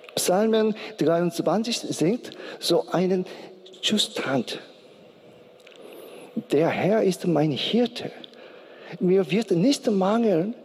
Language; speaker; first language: German; non-native, learner; Korean